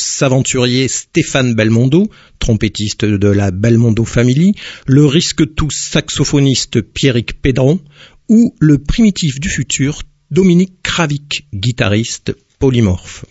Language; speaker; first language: French; native; French